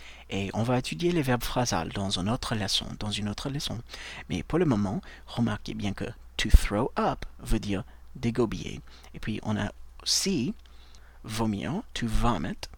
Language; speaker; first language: French; non-native, fluent; English